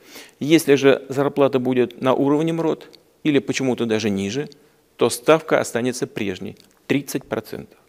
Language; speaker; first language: Russian; native; Russian